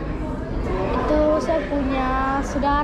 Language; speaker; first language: Indonesian; early bilingual, other home language; English